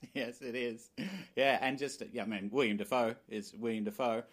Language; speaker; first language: English; native; English